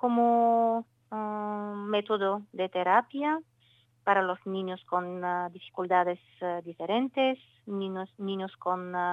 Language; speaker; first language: Spanish; non-native, learner; Bulgarian